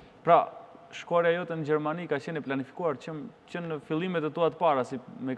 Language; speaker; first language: Albanian; native; Albanian